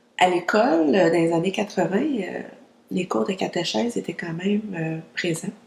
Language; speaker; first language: French; early bilingual, other home language; Vietnamese